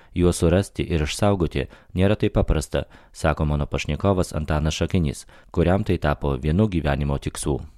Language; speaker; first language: Lithuanian; native; Lithuanian